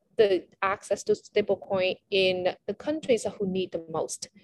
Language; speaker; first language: English; non-native, fluent; Vietnamese